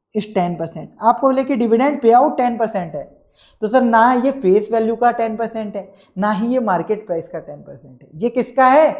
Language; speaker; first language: Hindi; native; Hindi